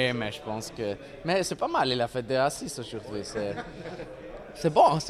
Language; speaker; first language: French; non-native, learner; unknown